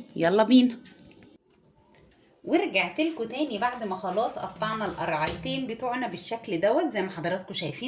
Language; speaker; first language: Arabic; native; Arabic